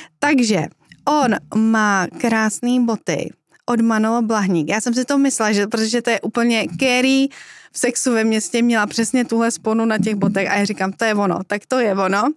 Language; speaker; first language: Czech; native; Czech